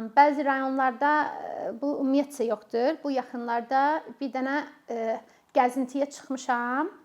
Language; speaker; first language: Azerbaijani; non-native, fluent; English